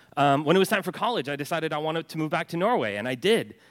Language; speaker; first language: English; early bilingual, other home language; Norwegian